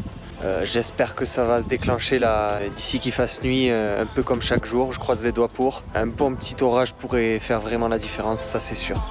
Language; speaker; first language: French; native; French